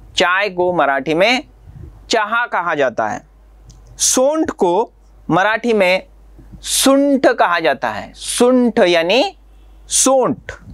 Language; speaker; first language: Hindi; non-native, local second language; Marathi